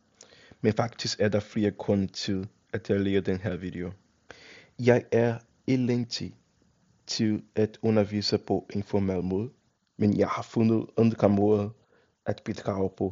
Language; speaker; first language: Danish; non-native, fluent; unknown